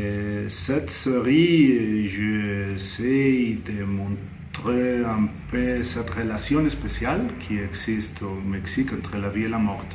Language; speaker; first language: French; non-native, fluent; Spanish